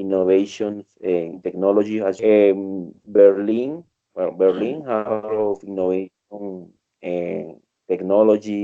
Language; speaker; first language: English; non-native, learner; Spanish